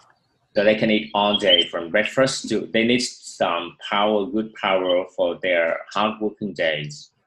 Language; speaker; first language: English; non-native, learner; Vietnamese